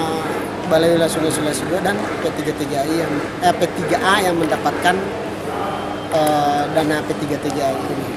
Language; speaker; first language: Indonesian; native; Indonesian